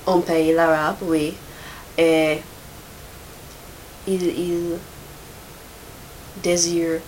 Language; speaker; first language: French; non-native, learner; English